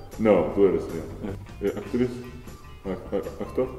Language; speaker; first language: Spanish; non-native, learner; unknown